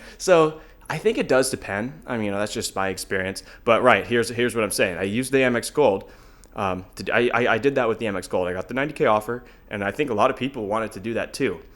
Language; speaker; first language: English; native; English